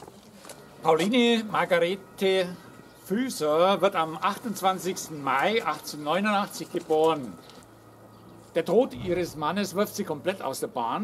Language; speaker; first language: German; native; German